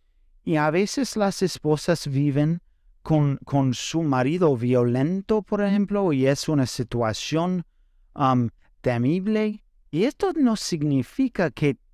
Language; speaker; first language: Spanish; non-native, fluent; English